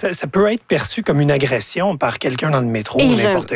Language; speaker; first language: French; native; French